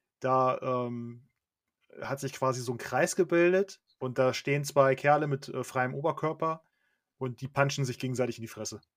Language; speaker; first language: German; native; German